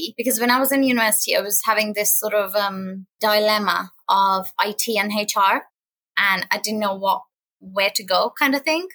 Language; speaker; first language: English; non-native, local second language; Urdu